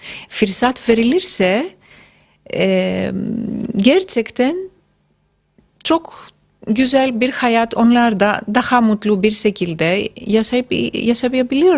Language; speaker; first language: Turkish; non-native, fluent; Greek